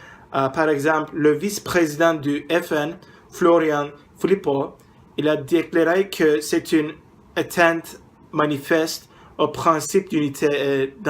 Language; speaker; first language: French; non-native, learner; English